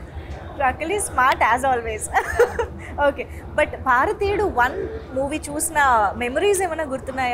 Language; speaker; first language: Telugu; native; Telugu